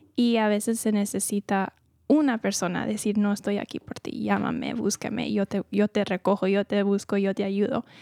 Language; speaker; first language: Spanish; early bilingual, heritage; Spanish